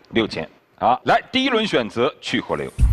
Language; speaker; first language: Chinese; native; Chinese